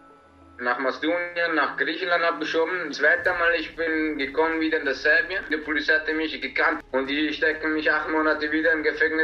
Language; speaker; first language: German; non-native, learner; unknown